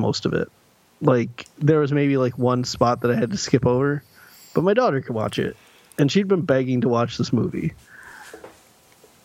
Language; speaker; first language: English; native; English